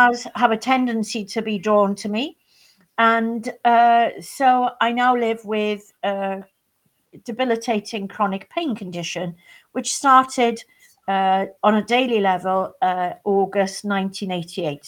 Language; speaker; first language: English; native; English